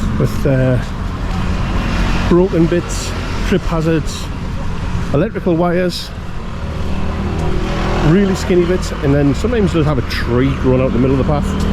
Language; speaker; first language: English; native; English